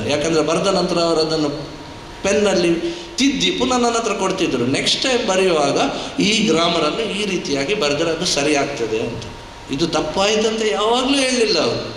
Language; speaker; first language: Kannada; non-native, local second language; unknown